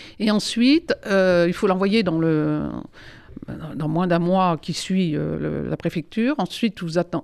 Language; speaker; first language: French; native; French